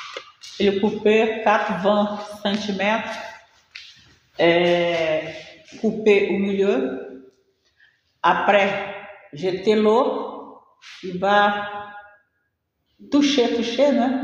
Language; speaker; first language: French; non-native, learner; Portuguese